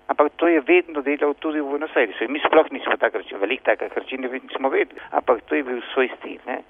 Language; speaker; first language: Slovenian; early bilingual, heritage; Slovenian